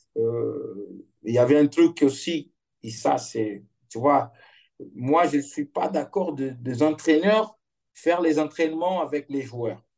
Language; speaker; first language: French; non-native, fluent; Portuguese